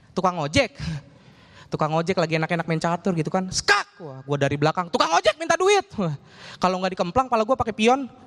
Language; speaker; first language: Indonesian; native; Indonesian